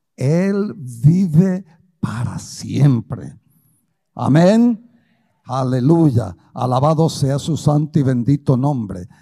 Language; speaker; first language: Spanish; early bilingual, other home language; Portuguese